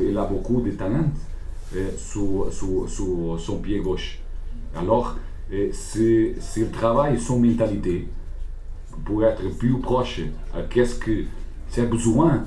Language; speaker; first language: French; non-native, learner; Portuguese